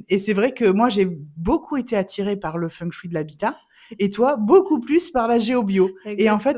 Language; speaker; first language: French; native; French